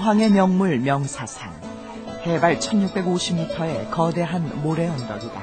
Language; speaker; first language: Korean; native; Korean